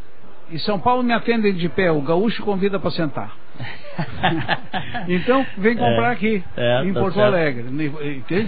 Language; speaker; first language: Portuguese; native; Portuguese